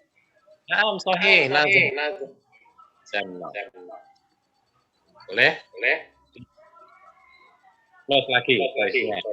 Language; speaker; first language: Indonesian; native; Indonesian